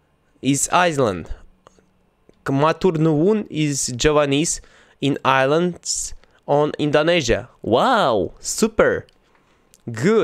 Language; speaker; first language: English; non-native, learner; Russian